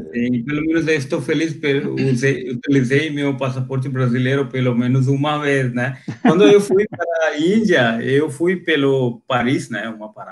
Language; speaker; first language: Portuguese; non-native, local second language; Hindi